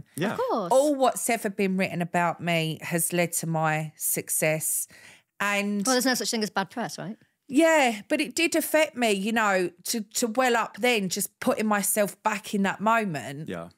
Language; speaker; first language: English; native; English